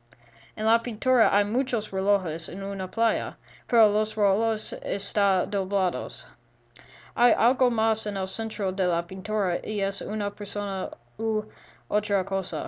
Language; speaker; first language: Spanish; non-native, learner; English